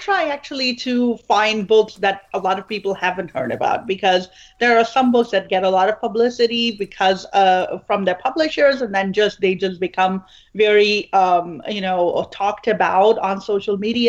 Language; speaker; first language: English; non-native, local second language; Urdu